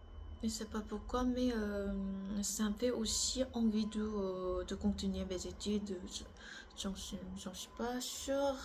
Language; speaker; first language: French; non-native, learner; Korean